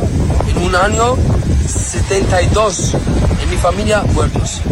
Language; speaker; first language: Spanish; non-native, learner; Arabic